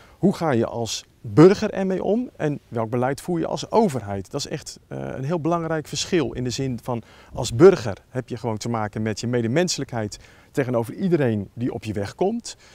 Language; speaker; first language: Dutch; native; Dutch